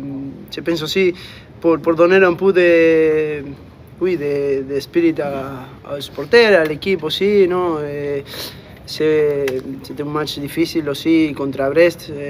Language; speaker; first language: French; non-native, fluent; Spanish